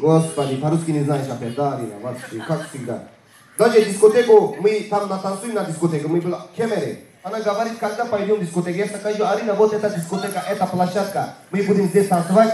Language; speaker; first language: Russian; non-native, learner; Turkish